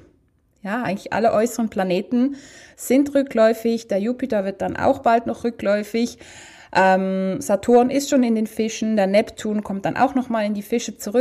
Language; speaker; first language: German; native; German